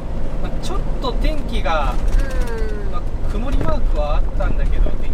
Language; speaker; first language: Japanese; native; Japanese